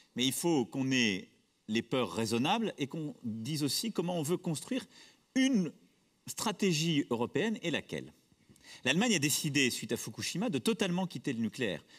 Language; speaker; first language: French; native; French